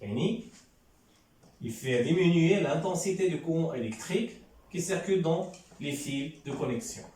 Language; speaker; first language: French; non-native, local second language; Arabic